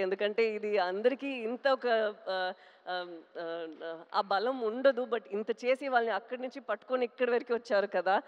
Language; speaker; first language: Telugu; non-native, local second language; Tamil